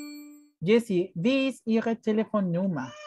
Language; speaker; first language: German; non-native, fluent; Spanish